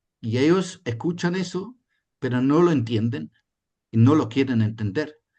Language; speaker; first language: Spanish; non-native, fluent; German